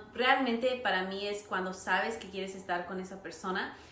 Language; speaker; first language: Spanish; early bilingual, other home language; English